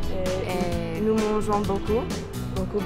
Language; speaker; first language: French; non-native, learner; English